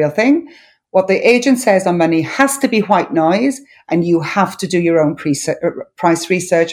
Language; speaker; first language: English; non-native, local second language; Welsh